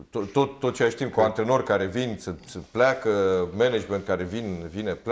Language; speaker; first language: Romanian; native; Romanian